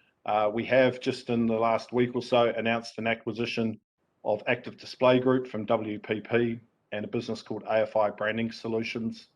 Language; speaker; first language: English; native; English